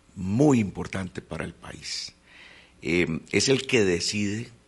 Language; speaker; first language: Spanish; native; Spanish